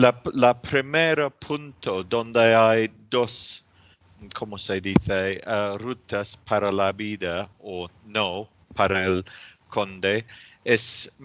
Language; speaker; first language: Spanish; non-native, learner; English